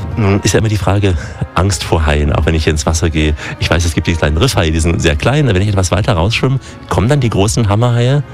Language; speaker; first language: German; native; German